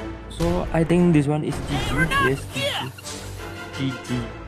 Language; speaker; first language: English; non-native, learner; Indonesian